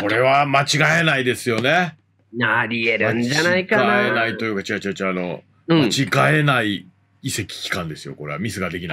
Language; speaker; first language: Japanese; native; Japanese